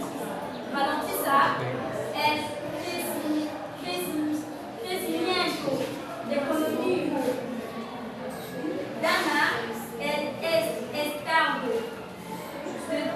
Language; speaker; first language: Spanish; non-native, learner; French